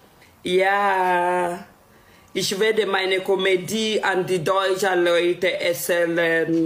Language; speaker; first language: German; non-native, learner; Swahili